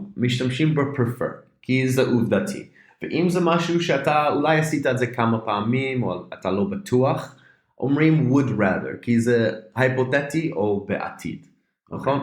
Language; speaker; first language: Hebrew; non-native, fluent; English